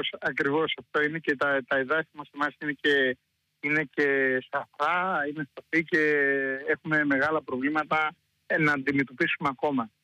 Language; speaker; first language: Greek; native; Greek